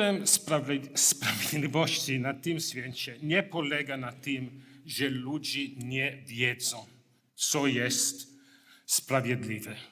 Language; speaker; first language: Polish; non-native, learner; English